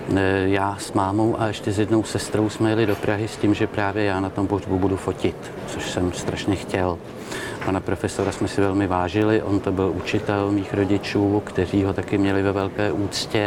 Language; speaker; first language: Czech; native; Czech